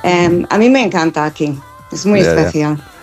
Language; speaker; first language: Spanish; non-native, fluent; English